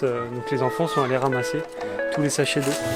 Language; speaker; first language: French; native; French